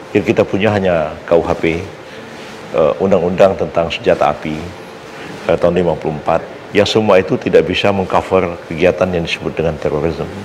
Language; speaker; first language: Indonesian; native; Indonesian